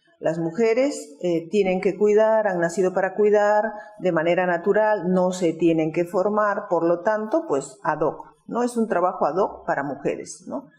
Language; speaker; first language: Spanish; native; Spanish